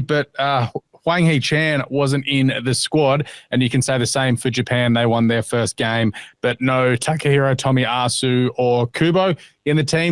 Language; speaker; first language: English; native; English